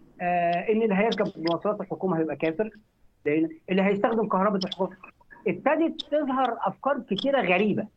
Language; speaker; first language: Arabic; native; Arabic